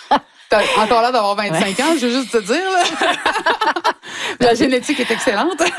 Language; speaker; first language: French; native; French